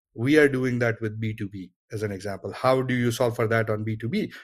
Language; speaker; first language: English; non-native, local second language; Gujarati